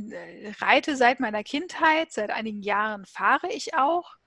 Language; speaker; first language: German; native; German